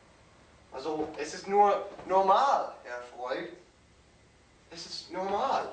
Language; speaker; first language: German; non-native, fluent; English